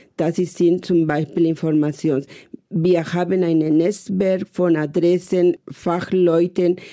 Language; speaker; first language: German; non-native, fluent; Spanish